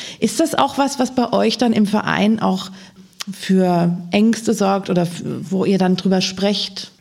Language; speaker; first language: German; native; German